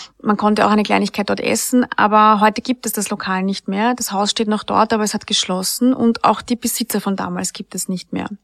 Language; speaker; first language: German; native; German